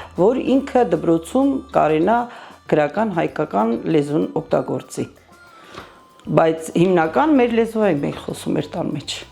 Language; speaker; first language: Armenian; non-native, local second language; Kurdish